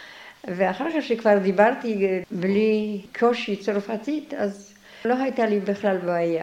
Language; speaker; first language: Hebrew; non-native, fluent; Polish